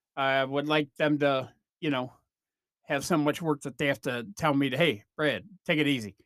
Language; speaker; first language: English; native; English